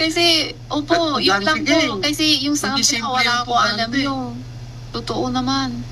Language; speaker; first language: Filipino; non-native, learner; Chinese